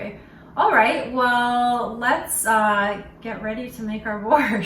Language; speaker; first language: English; native; English